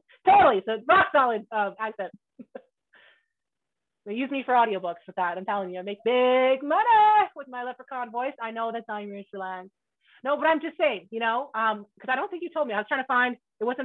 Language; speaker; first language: English; native; English